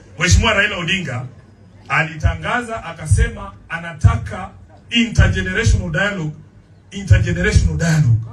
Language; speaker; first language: Swahili; non-native, local second language; Luyia